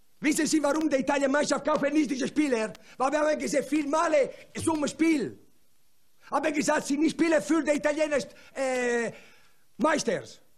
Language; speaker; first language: German; non-native, learner; Italian